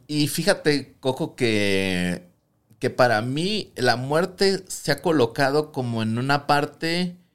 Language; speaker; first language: Spanish; native; Spanish